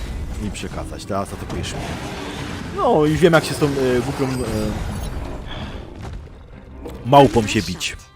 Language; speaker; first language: Polish; native; Polish